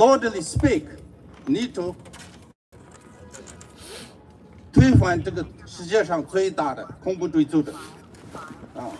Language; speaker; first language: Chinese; non-native, local second language; Tibetan